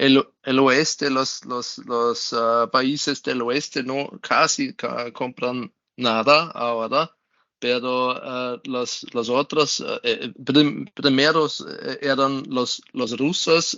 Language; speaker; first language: Spanish; non-native, learner; German